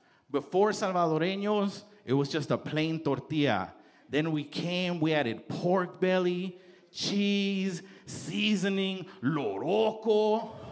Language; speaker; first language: English; early bilingual, other home language; Spanish